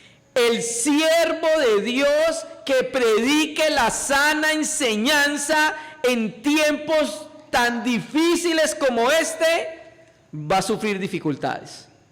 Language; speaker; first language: Spanish; native; Spanish